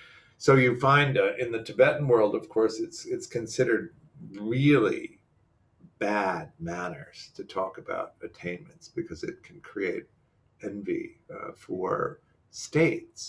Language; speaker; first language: English; native; English